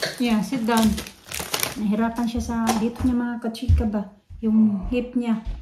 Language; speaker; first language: Filipino; non-native, local second language; Cebuano